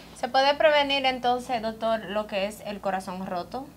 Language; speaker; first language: Spanish; native; Spanish